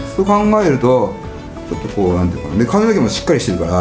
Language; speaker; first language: Japanese; native; Japanese